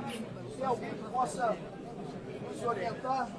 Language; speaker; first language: Portuguese; native; Portuguese